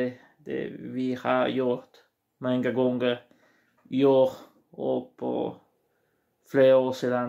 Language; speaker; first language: Swedish; non-native, learner; Portuguese